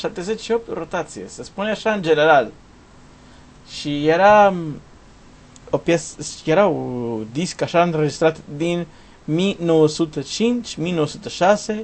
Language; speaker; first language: Romanian; non-native, learner; Portuguese